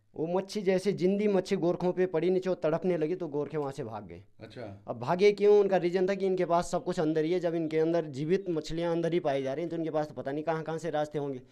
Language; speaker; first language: Hindi; non-native, local second language; Garhwali